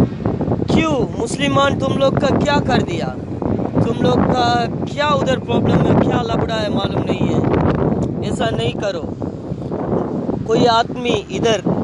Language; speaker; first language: Hindi; non-native, learner; Tamil